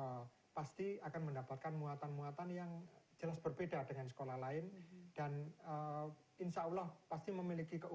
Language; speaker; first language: Indonesian; native; Indonesian